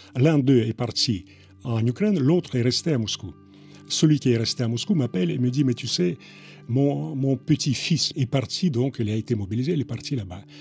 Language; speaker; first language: French; non-native, fluent; Russian